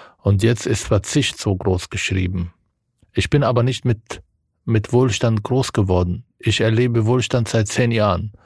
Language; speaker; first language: German; non-native, fluent; Arabic